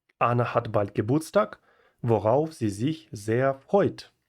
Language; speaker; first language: German; non-native, fluent; Ukrainian